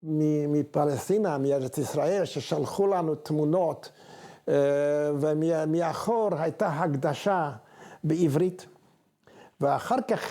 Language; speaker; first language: Hebrew; non-native, fluent; Hungarian